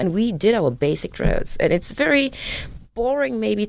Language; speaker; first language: English; non-native, fluent; German